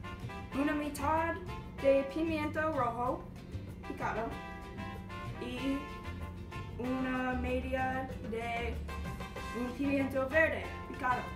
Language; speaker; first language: Spanish; non-native, learner; English